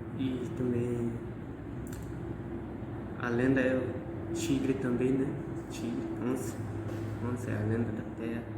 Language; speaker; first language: Portuguese; non-native, local second language; Guarani